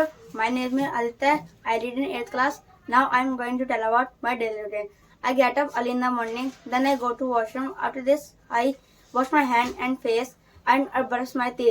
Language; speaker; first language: English; non-native, learner; Hindi